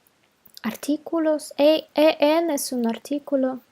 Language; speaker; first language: Spanish; non-native, fluent; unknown